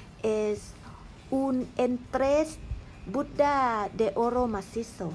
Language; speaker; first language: Spanish; non-native, learner; Thai